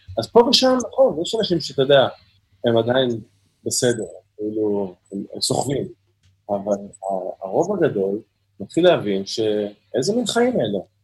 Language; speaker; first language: Hebrew; native; Hebrew